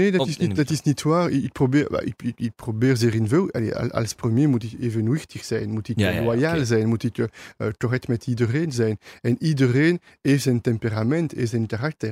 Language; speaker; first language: Dutch; non-native, local second language; French